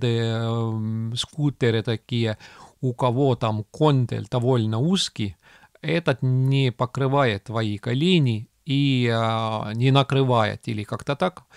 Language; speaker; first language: Russian; non-native, local second language; Estonian